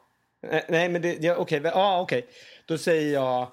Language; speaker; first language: Swedish; native; Swedish